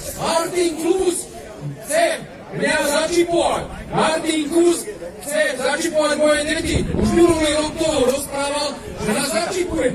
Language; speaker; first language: Slovak; native; Slovak